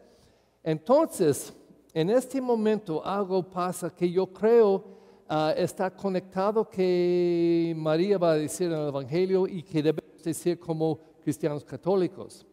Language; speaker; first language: Spanish; non-native, fluent; English